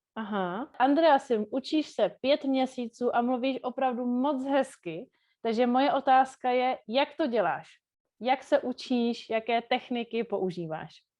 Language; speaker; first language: Czech; native; Czech